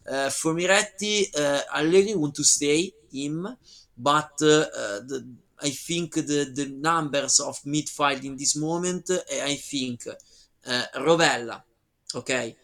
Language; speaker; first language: English; non-native, learner; Italian